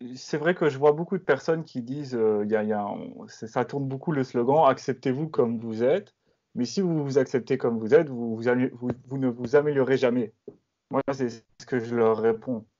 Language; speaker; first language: French; native; French